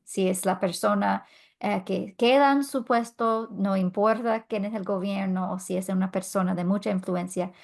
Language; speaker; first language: Spanish; non-native, fluent; English